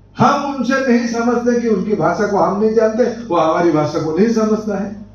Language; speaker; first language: Hindi; non-native, local second language; Odia